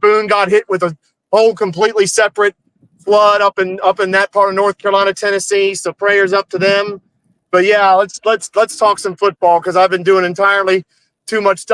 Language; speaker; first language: English; native; English